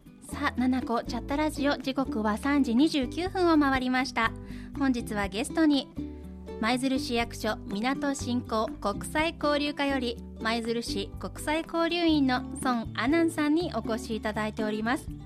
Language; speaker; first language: Japanese; native; Japanese